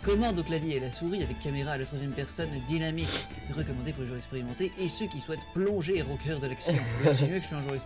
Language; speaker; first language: French; native; French